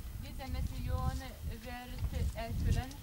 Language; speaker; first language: German; non-native, fluent; Lithuanian